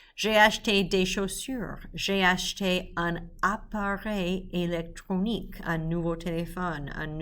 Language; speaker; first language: French; non-native, fluent; English